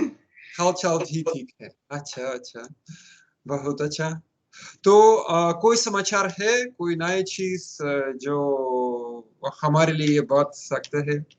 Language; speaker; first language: Hindi; non-native, learner; Russian